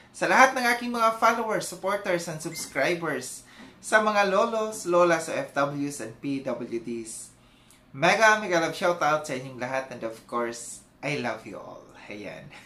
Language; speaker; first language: Filipino; non-native, local second language; Cebuano